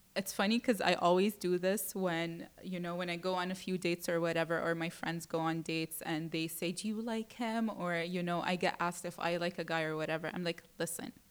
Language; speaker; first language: English; early bilingual, other home language; Arabic